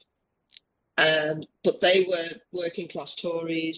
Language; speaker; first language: English; native; English